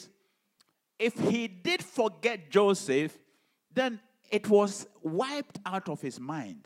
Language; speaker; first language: English; non-native, local second language; Hausa